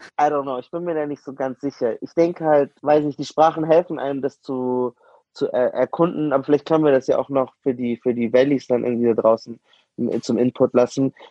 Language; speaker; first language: German; native; German